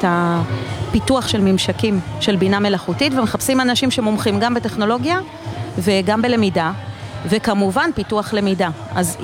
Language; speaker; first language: Hebrew; native; Hebrew